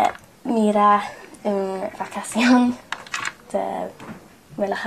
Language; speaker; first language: Spanish; non-native, learner; English